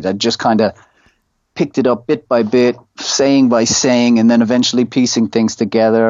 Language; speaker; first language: English; native; English